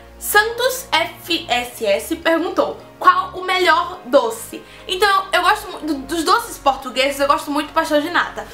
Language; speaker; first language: Portuguese; native; Portuguese